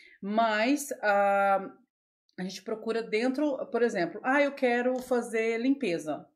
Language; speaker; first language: Portuguese; native; Portuguese